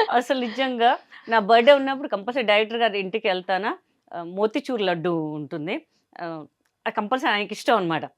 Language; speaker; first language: Telugu; non-native, local second language; Hindi